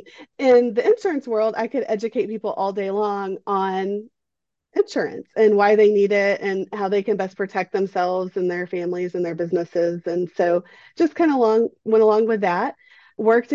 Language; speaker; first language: English; native; English